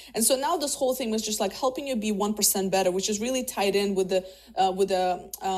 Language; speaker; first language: English; early bilingual, other home language; Russian